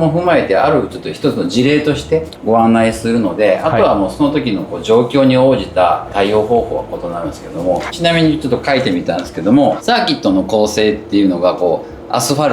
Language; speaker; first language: Japanese; native; Japanese